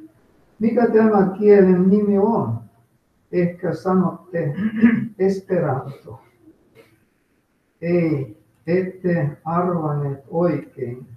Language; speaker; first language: Finnish; non-native, fluent; Russian